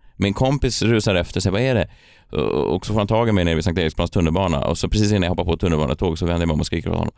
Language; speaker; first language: Swedish; native; Swedish